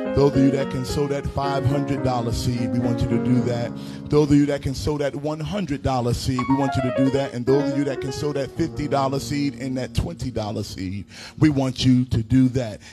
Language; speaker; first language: English; native; English